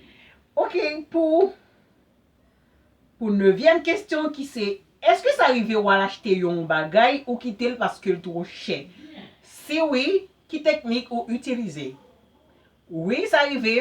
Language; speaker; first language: French; non-native, learner; Haitian Creole